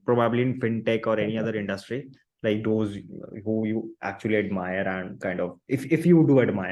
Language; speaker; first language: English; non-native, local second language; Hindi